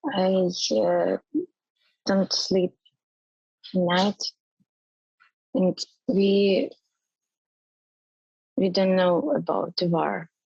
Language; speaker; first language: English; non-native, learner; Ukrainian